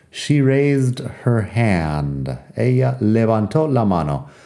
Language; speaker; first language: Spanish; non-native, fluent; English